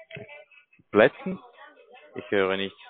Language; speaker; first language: German; non-native, learner; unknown